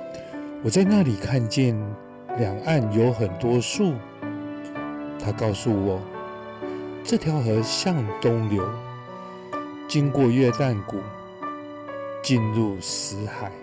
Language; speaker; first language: Chinese; native; Chinese